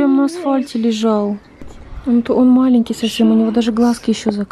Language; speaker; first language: Russian; native; Russian